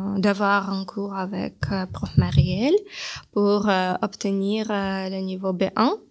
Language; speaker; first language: French; non-native, learner; Russian